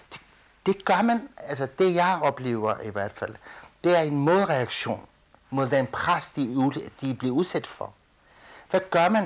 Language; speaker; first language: Danish; early bilingual, other home language; Kurdish